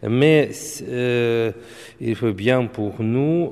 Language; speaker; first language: French; non-native, fluent; Russian